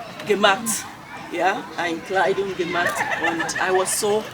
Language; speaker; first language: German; non-native, learner; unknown